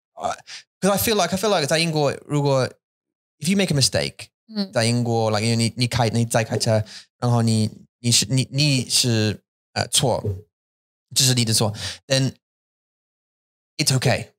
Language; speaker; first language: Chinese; non-native, learner; English